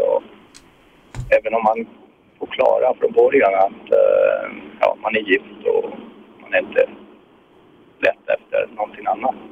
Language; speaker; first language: Swedish; non-native, fluent; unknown